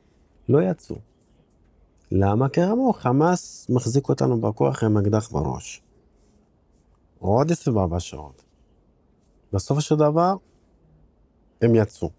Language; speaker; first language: Hebrew; non-native, local second language; Arabic